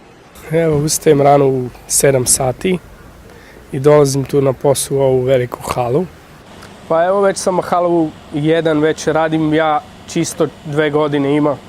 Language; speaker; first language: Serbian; non-native, local second language; Romany